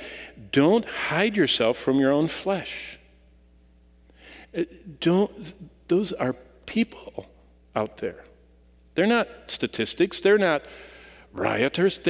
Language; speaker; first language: English; native; English